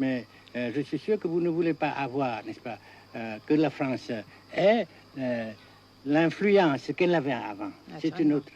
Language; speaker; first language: French; non-native, fluent; Vietnamese